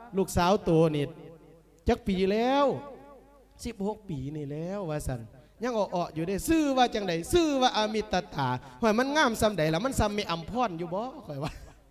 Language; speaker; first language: Thai; native; Thai